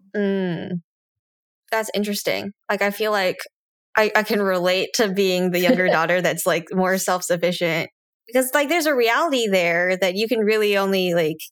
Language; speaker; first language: English; native; English